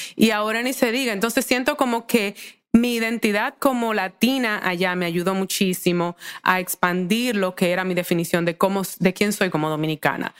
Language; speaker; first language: Spanish; native; Spanish